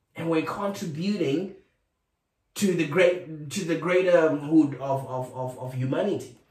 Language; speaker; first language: English; non-native, local second language; Shona